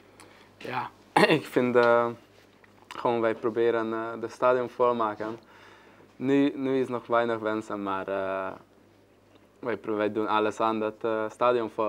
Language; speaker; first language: Dutch; non-native, learner; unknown